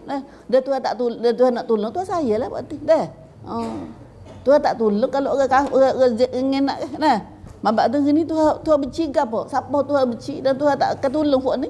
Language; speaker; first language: Malay; native; Malay